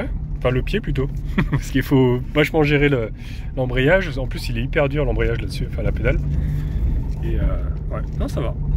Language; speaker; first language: French; native; French